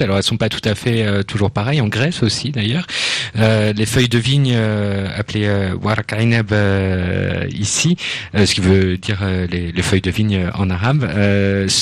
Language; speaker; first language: French; native; French